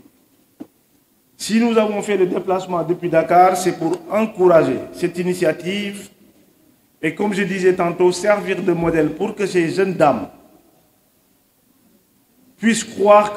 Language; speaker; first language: French; non-native, local second language; Wolof